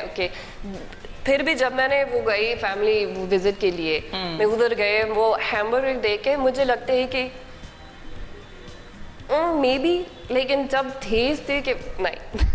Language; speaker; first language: Hindi; non-native, learner; English